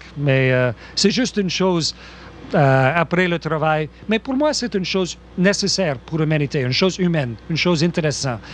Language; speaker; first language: French; non-native, local second language; English